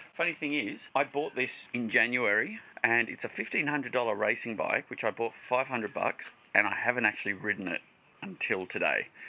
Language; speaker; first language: English; native; English